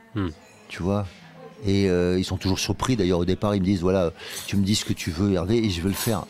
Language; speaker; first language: French; native; French